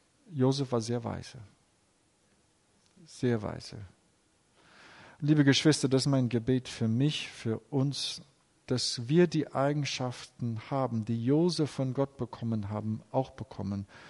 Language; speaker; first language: German; native; German